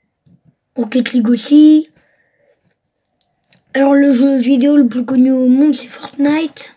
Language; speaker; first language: French; early bilingual, other home language; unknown